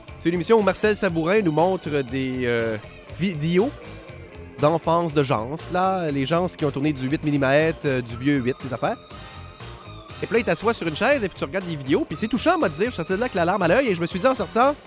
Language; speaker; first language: French; native; French